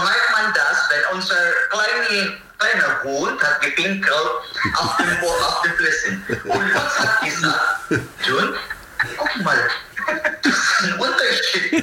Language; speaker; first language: German; non-native, learner; Filipino